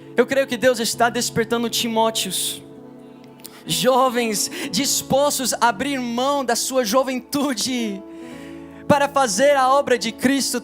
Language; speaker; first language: Portuguese; non-native, fluent; English